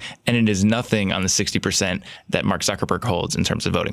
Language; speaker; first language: English; native; English